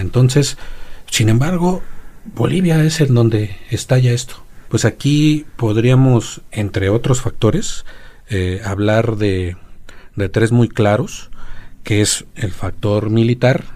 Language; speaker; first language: Spanish; native; Spanish